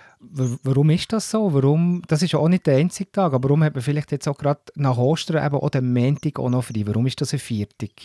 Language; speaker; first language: German; native; German